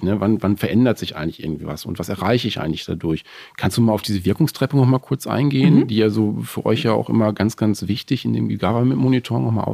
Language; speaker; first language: German; native; German